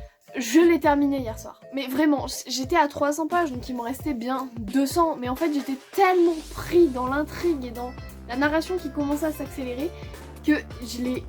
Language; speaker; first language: French; native; French